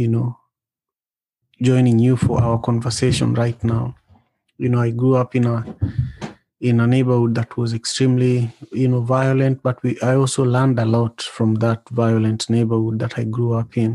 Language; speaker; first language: English; non-native, local second language; Luo (Kenya and Tanzania)